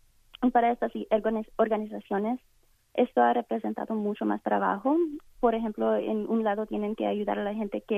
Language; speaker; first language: Spanish; early bilingual, heritage; Spanish